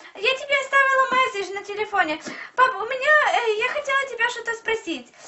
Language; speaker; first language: Russian; early bilingual, heritage; Russian